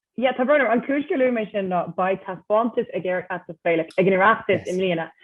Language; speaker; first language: Irish; non-native, local second language; English